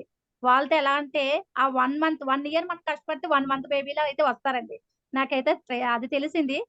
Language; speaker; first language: Telugu; native; Telugu